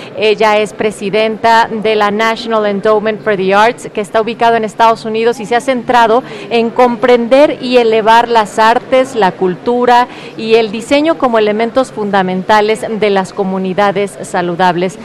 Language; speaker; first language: Spanish; native; Spanish